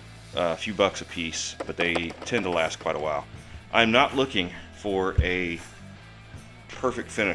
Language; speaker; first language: English; native; English